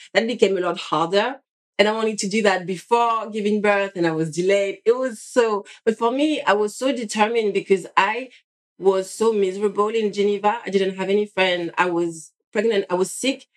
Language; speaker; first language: English; non-native, fluent; French